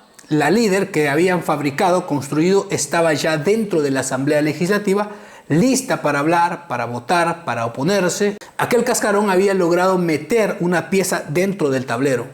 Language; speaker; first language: Spanish; native; Spanish